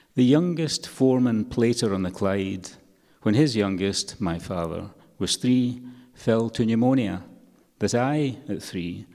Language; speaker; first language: English; native; English